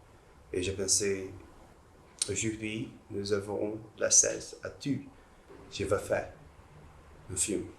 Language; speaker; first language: French; non-native, learner; Portuguese